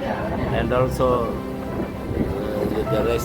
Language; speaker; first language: English; non-native, learner; Indonesian